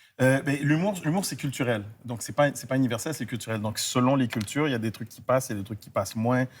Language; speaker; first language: French; early bilingual, other home language; Haitian Creole